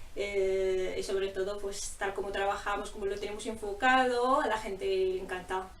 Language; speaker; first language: Spanish; non-native, fluent; Arabic